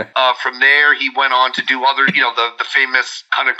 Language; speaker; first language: English; native; English